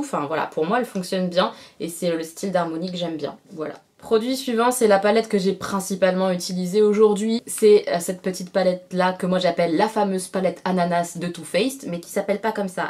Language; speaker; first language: French; native; French